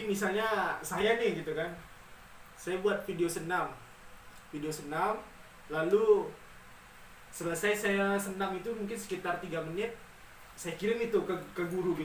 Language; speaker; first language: Indonesian; native; Indonesian